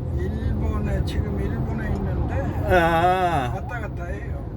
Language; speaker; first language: Korean; native; Korean